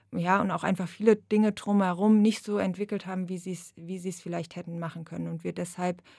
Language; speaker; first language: German; native; German